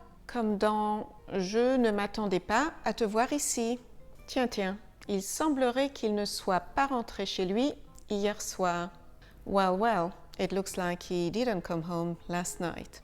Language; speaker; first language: French; native; French